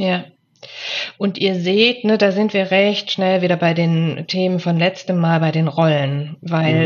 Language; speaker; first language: German; native; German